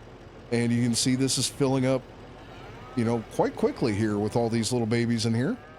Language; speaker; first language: English; native; English